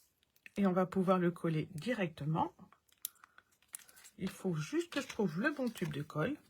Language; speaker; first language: French; native; French